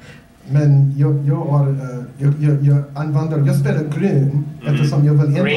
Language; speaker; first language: Swedish; non-native, learner; English